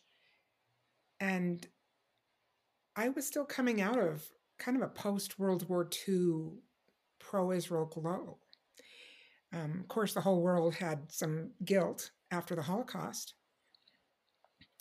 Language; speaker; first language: English; native; English